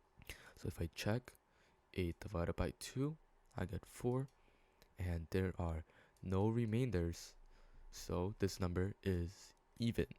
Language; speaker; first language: English; native; English